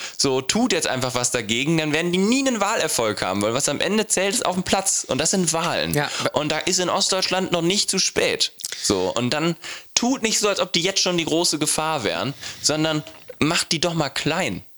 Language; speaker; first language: German; native; German